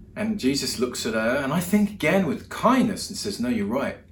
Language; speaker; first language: English; native; English